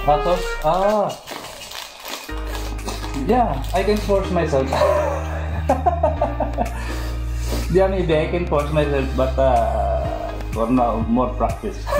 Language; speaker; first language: English; non-native, local second language; Filipino